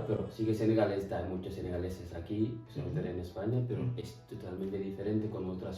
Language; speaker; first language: Spanish; non-native, fluent; Fula